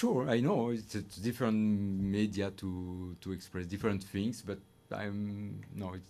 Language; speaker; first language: English; non-native, fluent; French